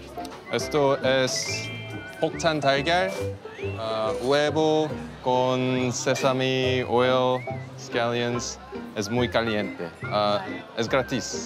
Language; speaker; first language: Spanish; non-native, learner; Korean